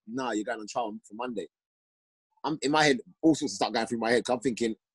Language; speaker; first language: English; native; English